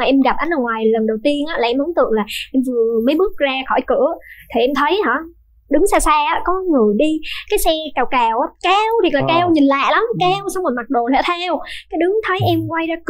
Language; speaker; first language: Vietnamese; native; Vietnamese